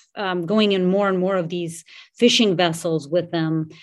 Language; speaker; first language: English; non-native, fluent; Portuguese